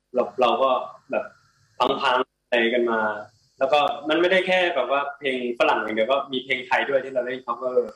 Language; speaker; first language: Thai; native; Thai